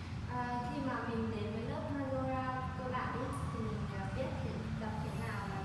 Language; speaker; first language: Vietnamese; native; Vietnamese